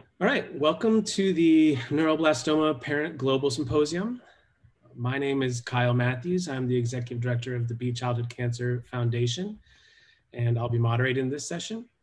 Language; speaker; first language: English; native; English